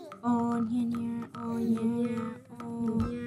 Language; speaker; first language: Arabic; native; Arabic